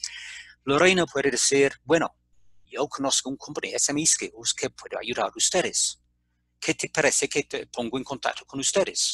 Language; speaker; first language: Spanish; non-native, fluent; English